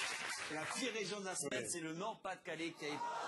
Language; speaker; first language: French; native; French